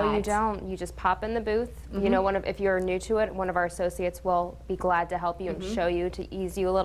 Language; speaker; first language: English; native; English